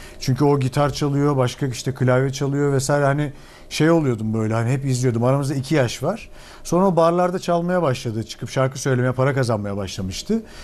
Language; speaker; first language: Turkish; native; Turkish